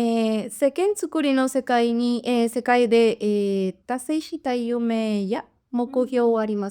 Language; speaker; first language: Japanese; non-native, learner; Spanish